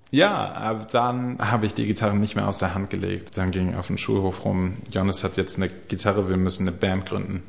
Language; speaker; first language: German; native; German